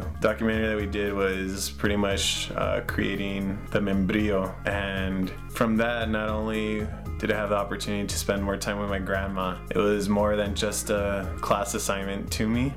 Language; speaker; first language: English; early bilingual, other home language; Spanish